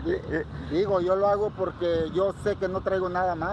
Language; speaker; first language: Spanish; native; Spanish